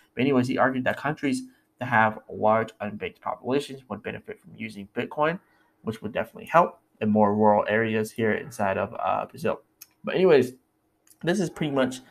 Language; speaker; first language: English; native; English